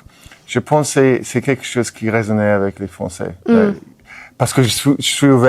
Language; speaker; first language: French; non-native, fluent; English